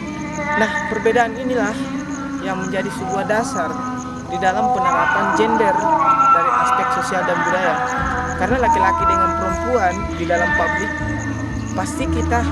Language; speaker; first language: Indonesian; native; Indonesian